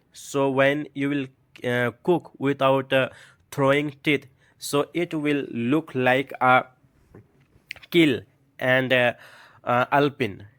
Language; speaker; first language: English; non-native, learner; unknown